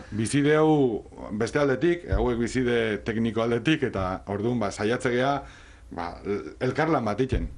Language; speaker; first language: Basque; native; Basque